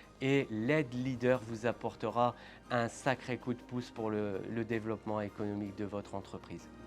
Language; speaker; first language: French; native; French